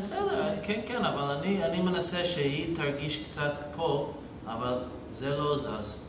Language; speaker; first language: Hebrew; non-native, fluent; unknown